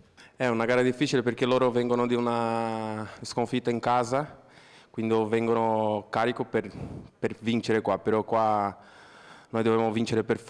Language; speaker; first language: Italian; non-native, fluent; Portuguese